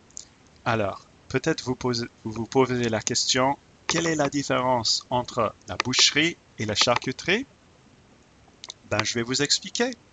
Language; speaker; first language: French; non-native, fluent; English